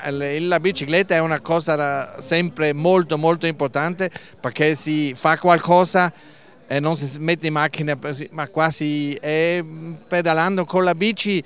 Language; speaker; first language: Italian; non-native, local second language; German